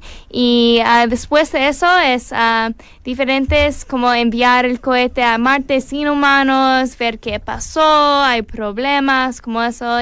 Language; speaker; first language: Spanish; non-native, learner; English